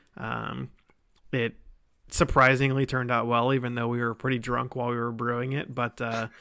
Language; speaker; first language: English; native; English